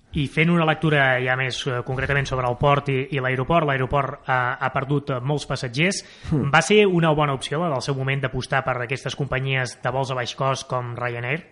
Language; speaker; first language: Catalan; native; Catalan